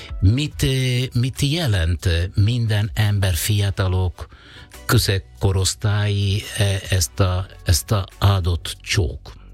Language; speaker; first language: Hungarian; non-native, learner; Italian